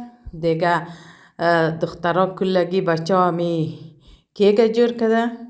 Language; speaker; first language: Persian; native; Persian